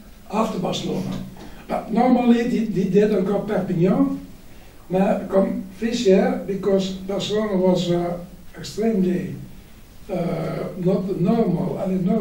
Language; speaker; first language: English; non-native, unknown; Dutch